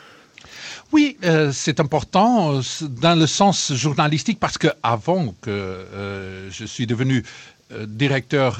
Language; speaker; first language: French; non-native, fluent; Portuguese